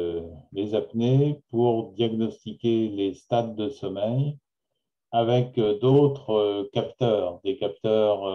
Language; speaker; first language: French; native; French